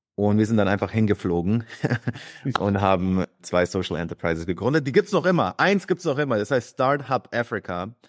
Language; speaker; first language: German; early bilingual, other home language; Croatian